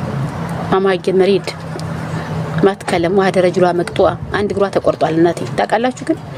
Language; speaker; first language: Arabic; non-native, learner; Amharic